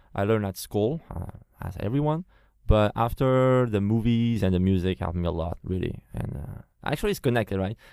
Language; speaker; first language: English; non-native, fluent; Portuguese